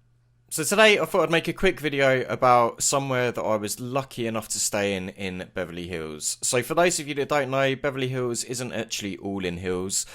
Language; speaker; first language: English; native; English